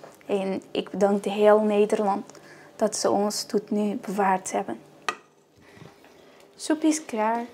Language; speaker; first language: Dutch; non-native, learner; Arabic